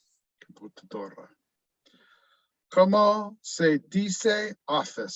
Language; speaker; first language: Spanish; non-native, learner; English